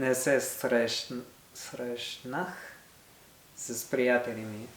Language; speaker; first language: Bulgarian; non-native, learner; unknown